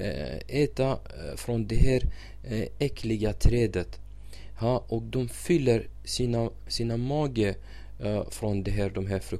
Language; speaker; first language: Swedish; non-native, fluent; Arabic